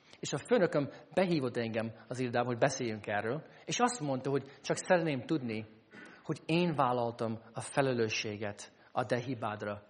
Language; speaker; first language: Hungarian; non-native, fluent; English